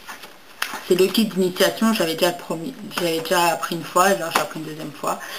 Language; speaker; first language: French; native; French